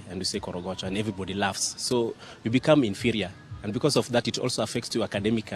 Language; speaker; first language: English; non-native, local second language; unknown